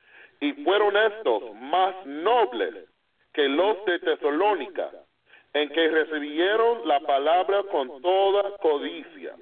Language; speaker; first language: Spanish; non-native, fluent; English